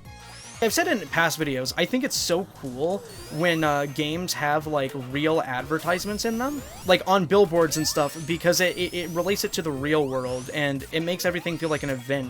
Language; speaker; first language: English; native; English